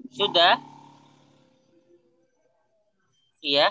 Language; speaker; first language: Indonesian; native; Indonesian